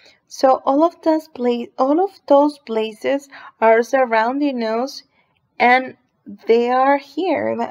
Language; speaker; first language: English; non-native, fluent; Spanish